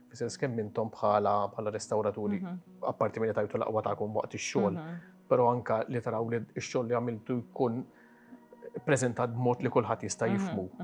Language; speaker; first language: Maltese; native; Maltese